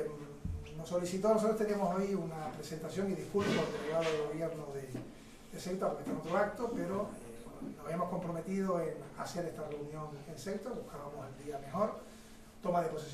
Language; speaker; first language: Spanish; native; Spanish